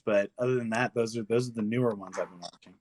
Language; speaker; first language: English; native; English